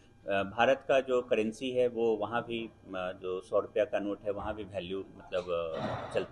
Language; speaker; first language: Hindi; native; Hindi